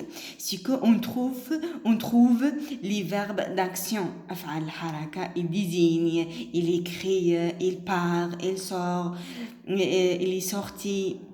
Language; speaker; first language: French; non-native, local second language; Arabic